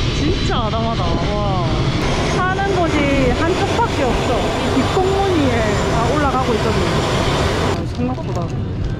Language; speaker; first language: Korean; native; Korean